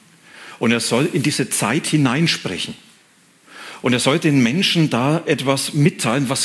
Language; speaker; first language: German; native; German